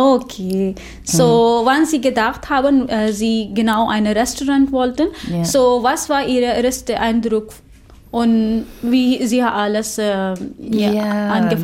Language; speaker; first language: German; non-native, fluent; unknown